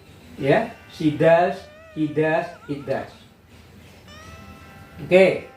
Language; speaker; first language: English; non-native, fluent; Indonesian